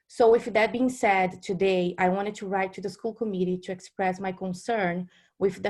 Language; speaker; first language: English; non-native, fluent; Portuguese